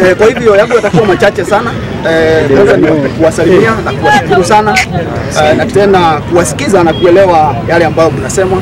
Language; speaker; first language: Swahili; non-native, local second language; Kikuyu